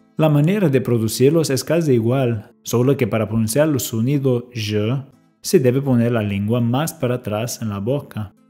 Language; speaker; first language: Spanish; non-native, fluent; English